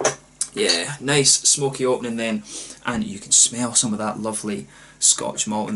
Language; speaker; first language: English; native; English